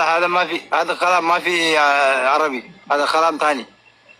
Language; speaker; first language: Arabic; non-native, learner; Amharic